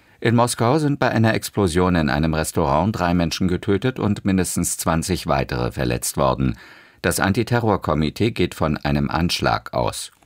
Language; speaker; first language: German; native; German